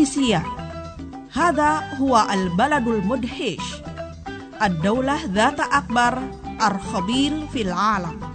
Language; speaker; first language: Arabic; non-native, fluent; Indonesian